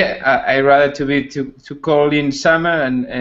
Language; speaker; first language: English; non-native, learner; Spanish